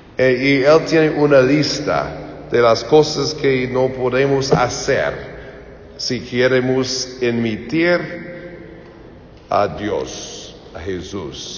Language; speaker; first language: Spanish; non-native, learner; English